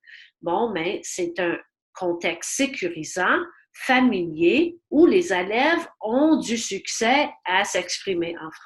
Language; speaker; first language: French; non-native, fluent; English